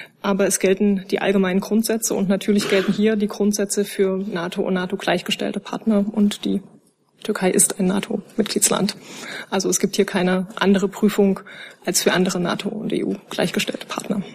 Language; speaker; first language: German; native; German